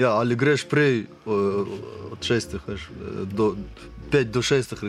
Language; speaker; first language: Slovenian; non-native, learner; Russian